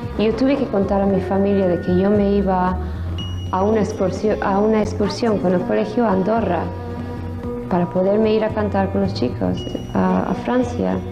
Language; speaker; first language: Spanish; early bilingual, other home language; English